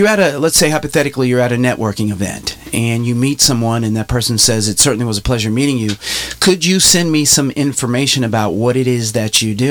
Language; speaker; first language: English; native; English